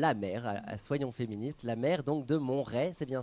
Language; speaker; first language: French; native; French